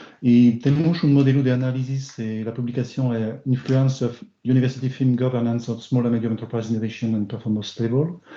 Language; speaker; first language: Portuguese; non-native, learner; French